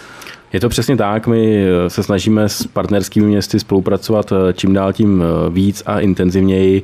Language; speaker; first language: Czech; native; Czech